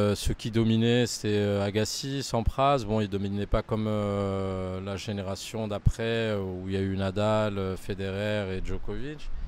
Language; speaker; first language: French; native; French